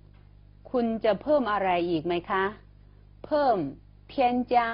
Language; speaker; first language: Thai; non-native, fluent; Chinese